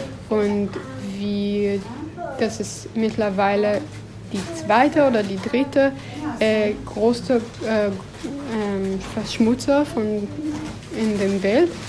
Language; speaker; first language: German; non-native, fluent; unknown